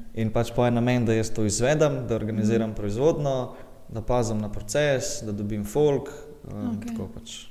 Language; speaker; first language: Slovenian; early bilingual, other home language; Bosnian